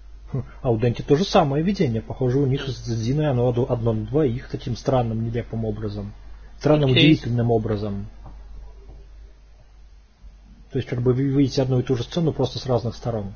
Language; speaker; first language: Russian; native; Russian